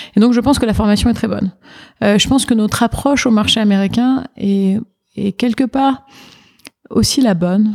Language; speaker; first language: French; native; French